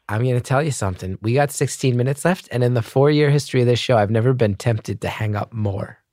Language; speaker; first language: English; native; English